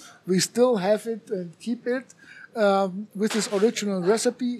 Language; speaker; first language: English; non-native, fluent; German